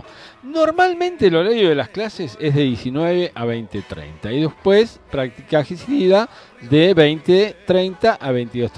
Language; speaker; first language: Spanish; native; Spanish